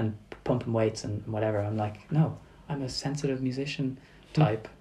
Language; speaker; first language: English; native; English